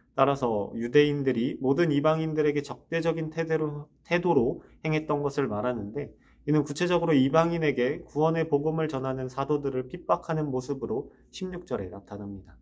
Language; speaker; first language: Korean; native; Korean